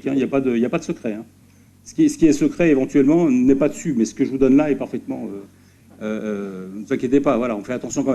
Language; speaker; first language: French; native; French